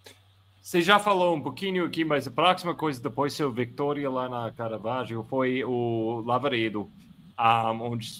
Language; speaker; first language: Portuguese; non-native, fluent; English